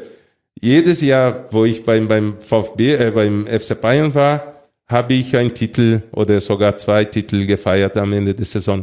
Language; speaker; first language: German; non-native, fluent; Portuguese